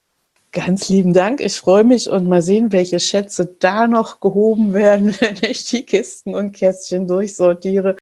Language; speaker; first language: German; native; German